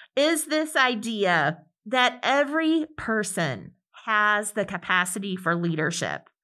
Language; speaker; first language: English; native; English